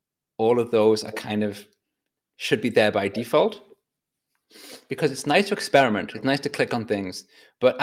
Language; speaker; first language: English; native; English